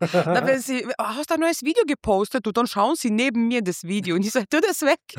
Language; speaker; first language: German; early bilingual, other home language; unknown